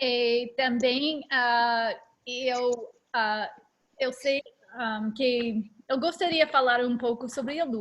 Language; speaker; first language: Portuguese; non-native, learner; English